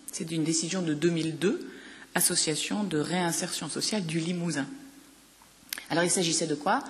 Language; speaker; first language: French; native; French